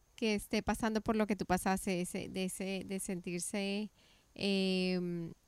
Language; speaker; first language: Spanish; native; Spanish